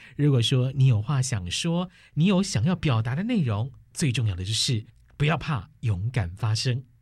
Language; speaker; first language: Chinese; native; Chinese